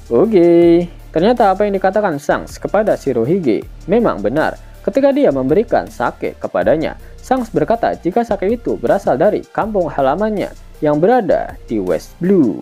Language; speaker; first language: Indonesian; native; Indonesian